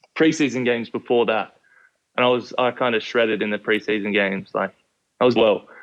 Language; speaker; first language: English; native; English